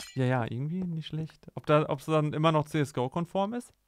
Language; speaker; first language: German; native; German